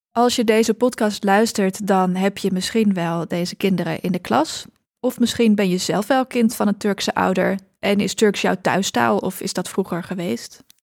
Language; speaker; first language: Dutch; native; Dutch